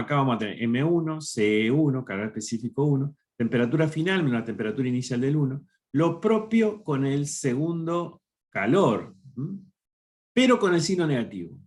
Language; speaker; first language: Spanish; native; Spanish